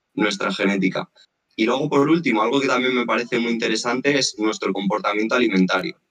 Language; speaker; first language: Spanish; native; Spanish